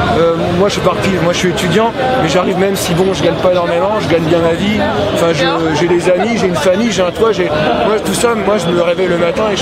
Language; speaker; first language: French; native; French